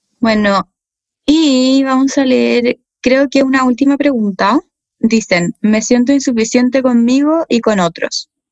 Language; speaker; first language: Spanish; native; Spanish